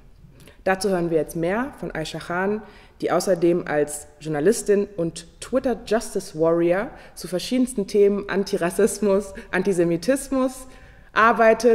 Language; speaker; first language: German; native; German